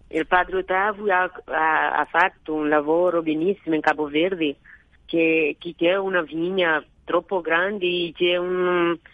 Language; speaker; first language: Italian; non-native, learner; Kabuverdianu